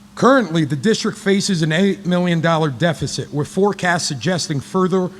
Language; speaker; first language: English; native; English